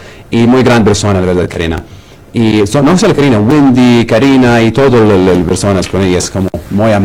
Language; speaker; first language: Spanish; non-native, learner; Arabic